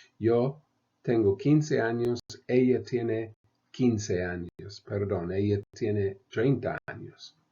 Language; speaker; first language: Spanish; non-native, fluent; English